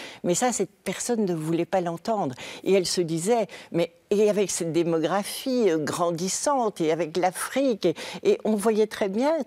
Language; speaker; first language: French; native; French